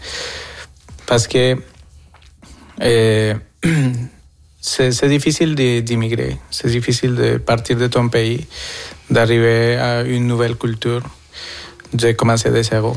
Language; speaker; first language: French; non-native, fluent; Spanish